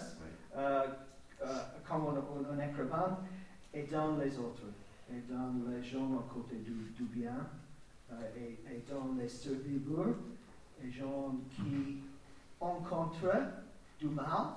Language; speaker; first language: French; non-native, learner; English